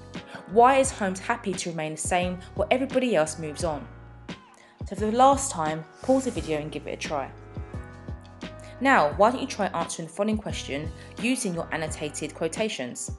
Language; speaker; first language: English; native; English